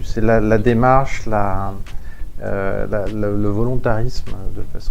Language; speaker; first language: French; native; French